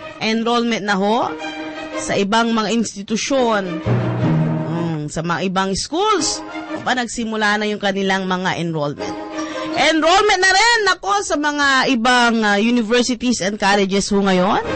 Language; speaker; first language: Filipino; non-native, local second language; Pangasinan